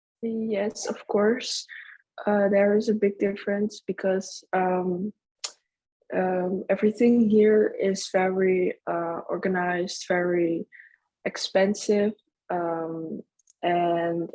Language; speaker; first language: English; non-native, fluent; Dutch